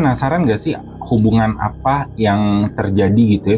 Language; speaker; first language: Indonesian; native; Indonesian